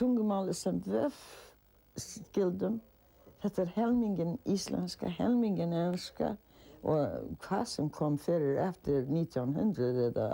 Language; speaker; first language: Icelandic; early bilingual, heritage; Icelandic